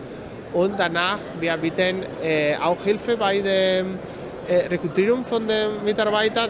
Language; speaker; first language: German; non-native, fluent; Spanish